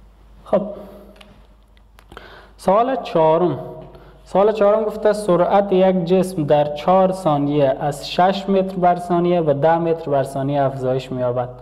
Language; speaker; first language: Persian; native; Persian